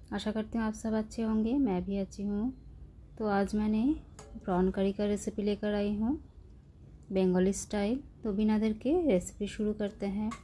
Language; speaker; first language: Hindi; non-native, local second language; Bangla